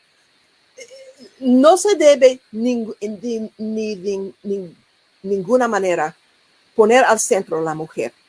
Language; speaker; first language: Spanish; non-native, learner; English